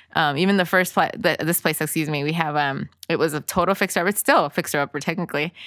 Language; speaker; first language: English; early bilingual, other home language; Spanish